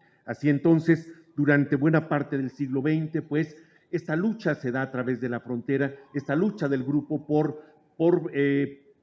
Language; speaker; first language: Spanish; native; Spanish